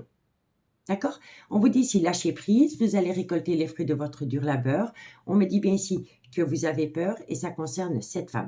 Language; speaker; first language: French; native; French